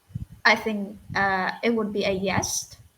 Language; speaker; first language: English; non-native, fluent; Vietnamese